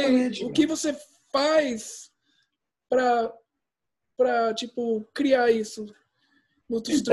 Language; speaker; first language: Portuguese; early bilingual, heritage; Portuguese